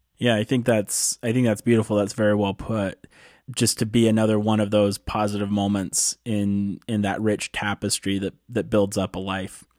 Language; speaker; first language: English; native; English